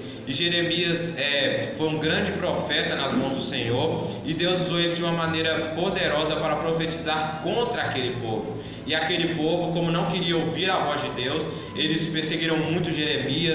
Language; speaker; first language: Portuguese; native; Portuguese